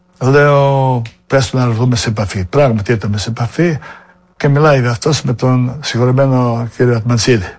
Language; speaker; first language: Greek; non-native, fluent; Serbian